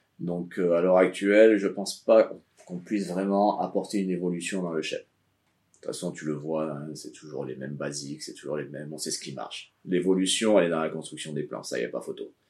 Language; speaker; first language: French; native; French